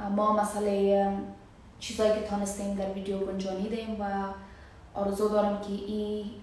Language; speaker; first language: Persian; native; Persian